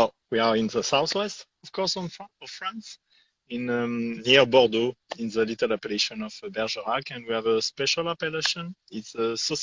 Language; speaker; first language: English; non-native, learner; French